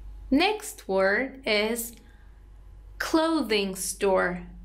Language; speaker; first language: English; non-native, fluent; Persian